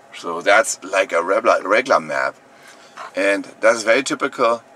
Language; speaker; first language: English; non-native, fluent; German